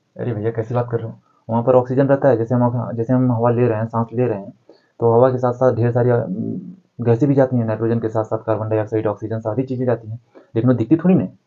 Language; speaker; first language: Hindi; native; Hindi